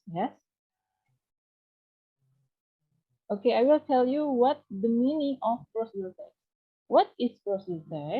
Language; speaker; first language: English; non-native, learner; Indonesian